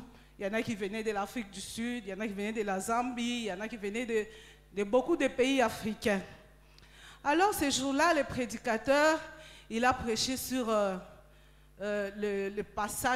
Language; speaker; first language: French; non-native, local second language; Lingala